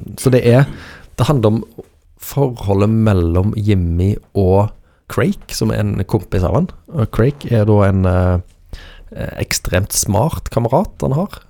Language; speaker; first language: Norwegian; native; Norwegian